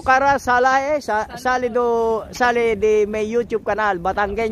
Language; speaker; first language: Spanish; non-native, learner; Filipino